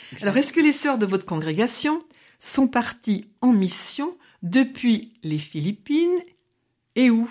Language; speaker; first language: French; native; French